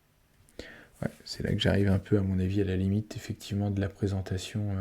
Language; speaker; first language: French; native; French